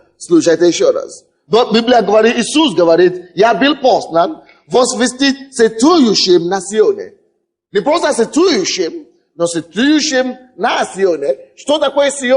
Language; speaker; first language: Russian; non-native, fluent; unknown